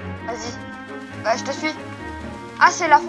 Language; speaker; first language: French; native; French